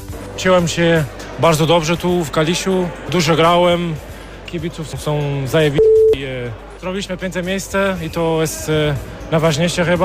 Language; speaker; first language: Polish; non-native, learner; Portuguese